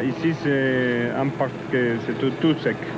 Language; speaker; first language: French; non-native, fluent; Spanish